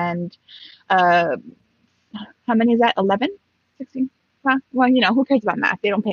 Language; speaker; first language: English; early bilingual, other home language; Spanish